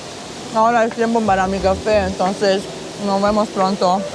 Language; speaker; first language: Spanish; non-native, fluent; Bosnian